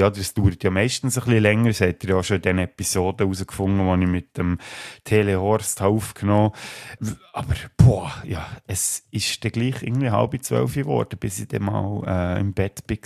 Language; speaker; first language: German; native; German